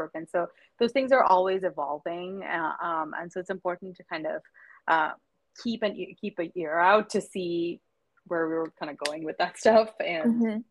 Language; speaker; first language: English; non-native, local second language; Hindi